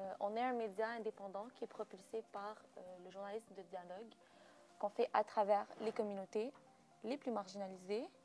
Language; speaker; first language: French; native; French